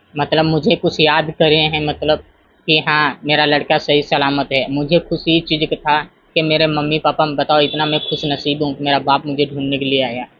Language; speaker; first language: Hindi; native; Hindi